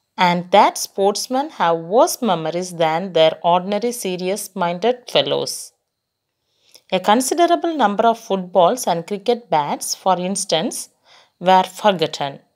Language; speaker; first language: English; non-native, local second language; Tamil